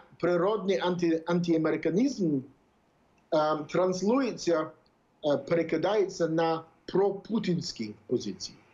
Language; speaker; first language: Ukrainian; early bilingual, heritage; English